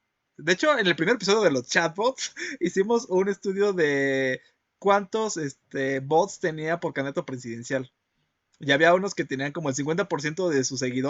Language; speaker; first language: Spanish; native; Spanish